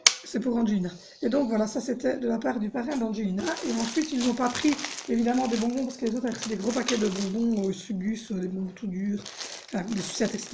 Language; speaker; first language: French; native; French